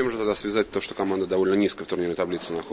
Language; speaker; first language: Russian; native; Russian